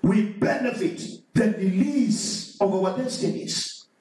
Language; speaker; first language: English; non-native, local second language; Swahili